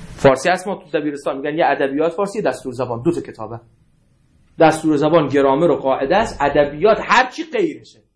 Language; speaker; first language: Persian; non-native, local second language; Arabic